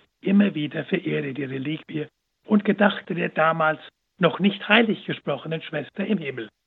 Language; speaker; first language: German; native; German